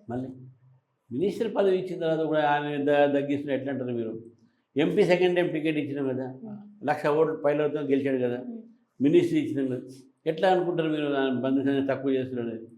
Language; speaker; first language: Telugu; native; Telugu